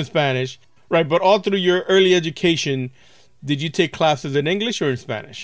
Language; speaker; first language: English; early bilingual, other home language; Spanish